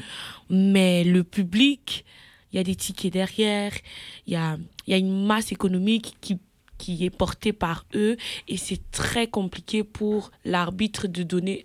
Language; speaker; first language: French; native; French